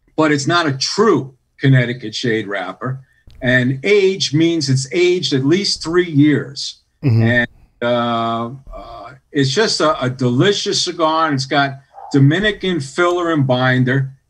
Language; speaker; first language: English; native; English